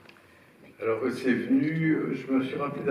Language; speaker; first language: French; native; French